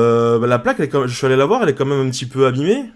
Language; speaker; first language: French; native; French